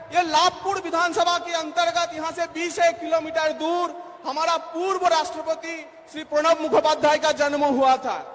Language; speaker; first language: Hindi; non-native, local second language; Bangla